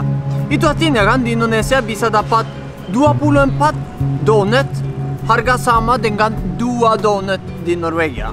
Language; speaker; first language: Indonesian; non-native, fluent; Norwegian